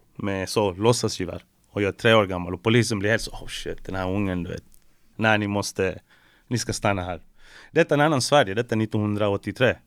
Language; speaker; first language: Swedish; early bilingual, other home language; Spanish